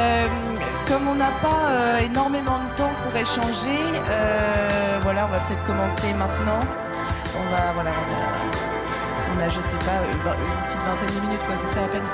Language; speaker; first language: French; native; French